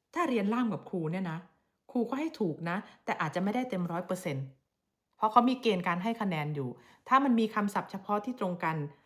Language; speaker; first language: Thai; native; Thai